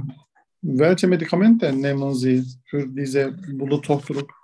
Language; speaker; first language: German; non-native, learner; Turkish